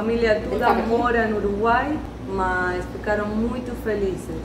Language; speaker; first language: Portuguese; non-native, learner; Spanish